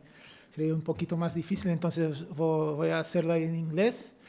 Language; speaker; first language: Spanish; non-native, learner; Portuguese